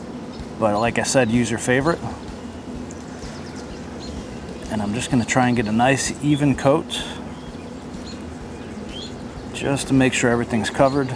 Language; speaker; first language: English; native; English